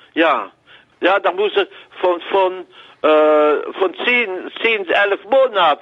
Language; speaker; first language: German; non-native, learner; French